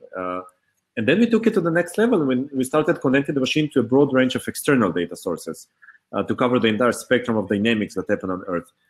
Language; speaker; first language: English; early bilingual, other home language; Hebrew